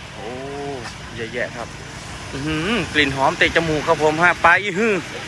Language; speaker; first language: Thai; native; Thai